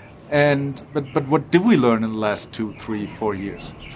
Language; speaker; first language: English; non-native, fluent; German